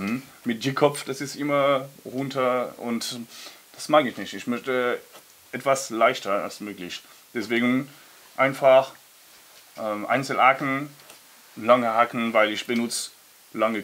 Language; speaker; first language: German; non-native, learner; French